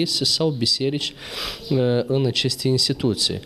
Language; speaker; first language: Romanian; native; Romanian